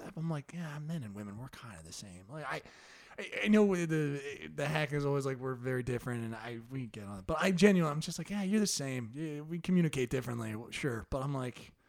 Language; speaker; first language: English; native; English